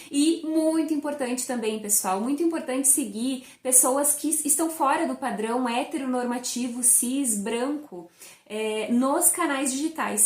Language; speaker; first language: Portuguese; native; Portuguese